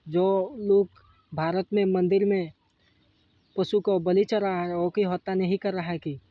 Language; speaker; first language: Hindi; non-native, learner; Bangla